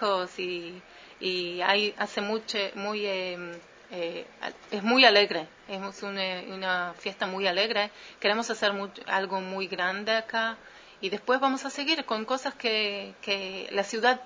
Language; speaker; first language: Spanish; early bilingual, heritage; Spanish